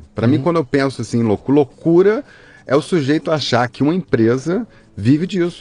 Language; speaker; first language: Portuguese; native; Portuguese